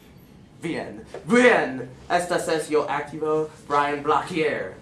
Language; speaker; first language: Spanish; non-native, learner; English